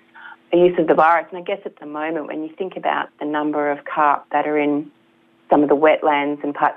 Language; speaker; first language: English; native; English